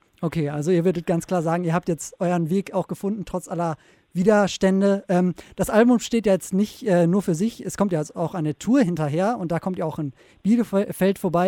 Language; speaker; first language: German; native; German